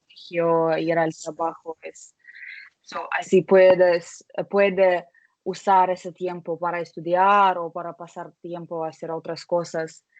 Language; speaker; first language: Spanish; non-native, learner; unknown